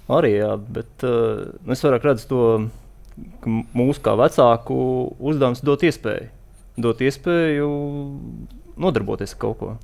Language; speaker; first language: Latvian; native; Latvian